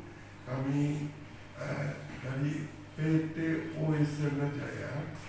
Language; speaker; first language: Indonesian; non-native, fluent; Japanese